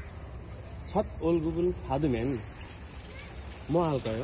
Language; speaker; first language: Korean; non-native, learner; Nepali